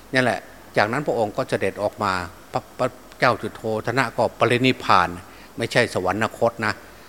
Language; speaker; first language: Thai; native; Thai